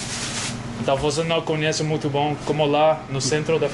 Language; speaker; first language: Portuguese; non-native, learner; English